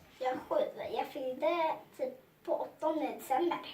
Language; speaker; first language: Swedish; early bilingual, other home language; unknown